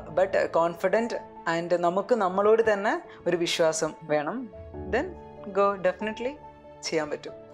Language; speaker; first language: Tamil; non-native, learner; Malayalam